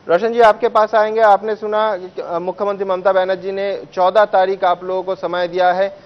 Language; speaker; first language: Hindi; non-native, local second language; Bangla